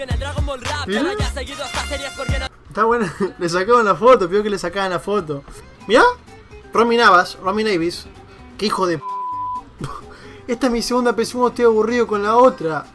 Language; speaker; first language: Spanish; native; Spanish